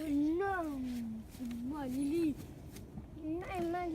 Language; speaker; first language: French; native; French